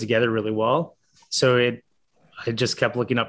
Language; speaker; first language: English; native; English